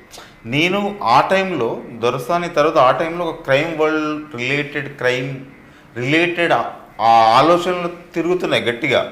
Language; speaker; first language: Telugu; native; Telugu